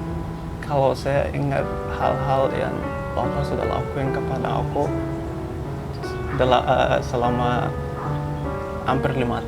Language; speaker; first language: Indonesian; non-native, fluent; Hausa